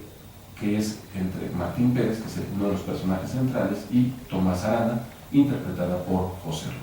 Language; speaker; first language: Spanish; native; Spanish